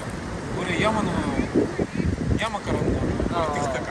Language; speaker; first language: Japanese; non-native, fluent; Kyrgyz